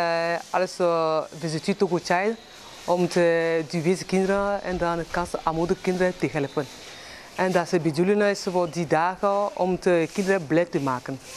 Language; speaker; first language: Dutch; non-native, learner; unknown